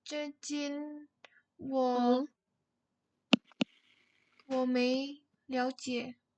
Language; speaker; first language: Chinese; non-native, learner; Indonesian